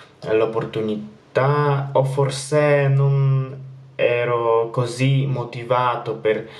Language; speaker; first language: Italian; non-native, fluent; Polish